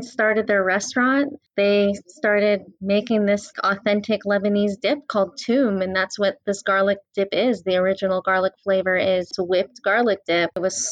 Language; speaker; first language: English; native; English